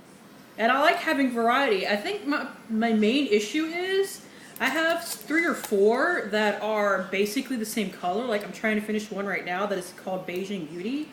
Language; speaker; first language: English; native; English